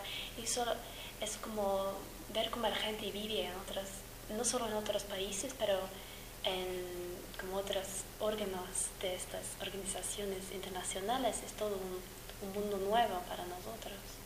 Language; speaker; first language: Spanish; non-native, fluent; English